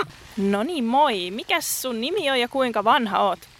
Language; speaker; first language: Finnish; native; Finnish